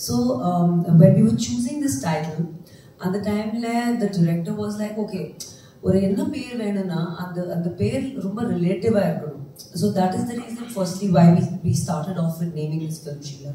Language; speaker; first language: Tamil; non-native, learner; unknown